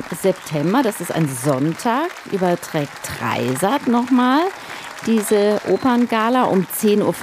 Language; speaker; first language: German; native; German